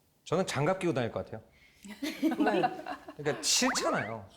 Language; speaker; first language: Korean; native; Korean